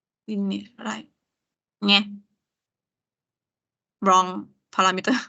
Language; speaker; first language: English; non-native, learner; Thai